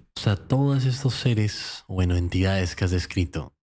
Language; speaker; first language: Spanish; native; Spanish